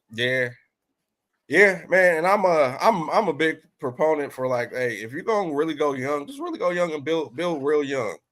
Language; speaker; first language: English; native; English